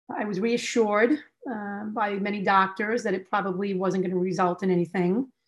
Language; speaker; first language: English; native; English